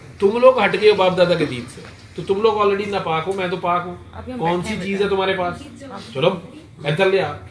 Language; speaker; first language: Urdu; non-native, local second language; Punjabi